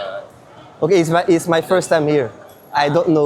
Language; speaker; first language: English; non-native, learner; French